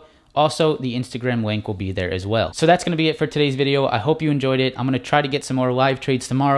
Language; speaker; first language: English; native; English